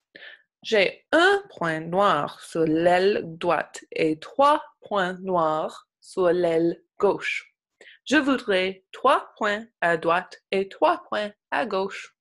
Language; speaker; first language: French; non-native, local second language; English